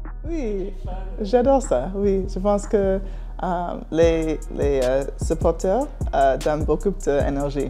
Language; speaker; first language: French; non-native, fluent; English